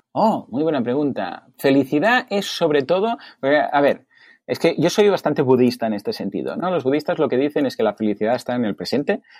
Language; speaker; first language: Spanish; native; Spanish